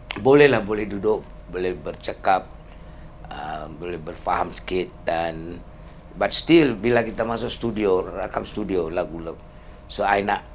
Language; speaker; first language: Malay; non-native, local second language; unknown